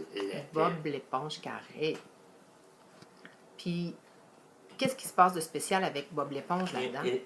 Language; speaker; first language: French; native; French